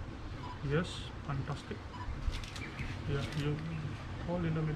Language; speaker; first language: English; non-native, learner; Indonesian